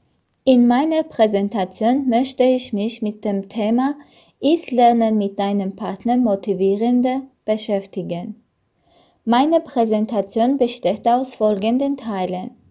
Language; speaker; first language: German; non-native, learner; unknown